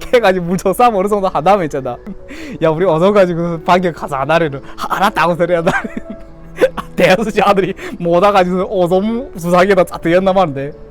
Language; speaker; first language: Korean; early bilingual, heritage; Korean